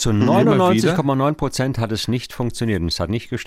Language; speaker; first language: German; native; German